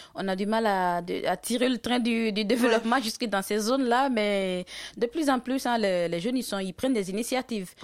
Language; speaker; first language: French; non-native, local second language; Dyula